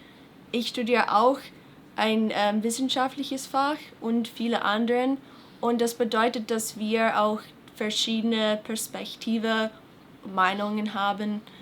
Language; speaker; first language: German; non-native, fluent; English